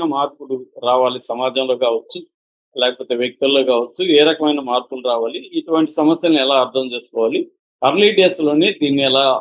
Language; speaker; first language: Telugu; native; Telugu